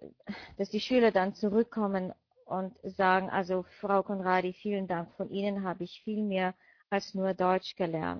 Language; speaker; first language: German; non-native, fluent; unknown